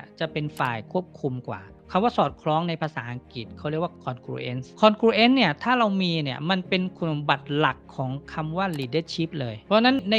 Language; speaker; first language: Thai; native; Thai